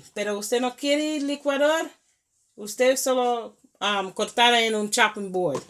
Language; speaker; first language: Spanish; non-native, learner; English